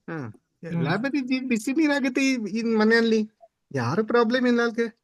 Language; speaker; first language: Kannada; non-native, learner; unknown